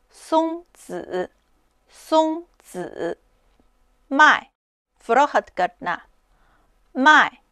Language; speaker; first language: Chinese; non-native, fluent; Urdu